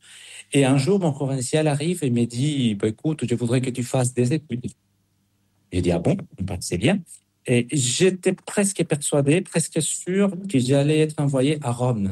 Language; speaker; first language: French; non-native, fluent; Spanish